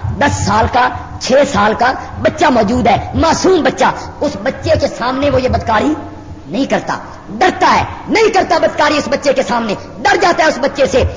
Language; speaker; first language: Urdu; native; Urdu